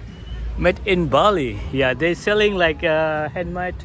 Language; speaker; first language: English; non-native, fluent; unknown